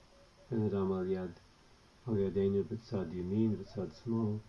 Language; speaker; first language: Hebrew; non-native, fluent; English